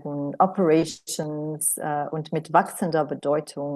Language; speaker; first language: German; non-native, fluent; Romanian